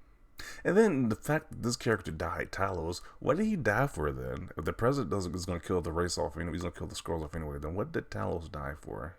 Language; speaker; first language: English; native; English